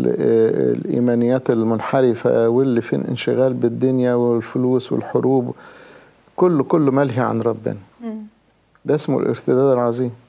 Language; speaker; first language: Arabic; native; Arabic